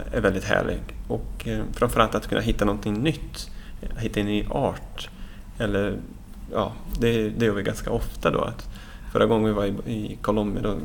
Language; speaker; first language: Swedish; non-native, fluent; Portuguese